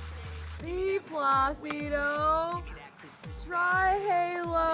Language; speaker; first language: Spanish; non-native, learner; English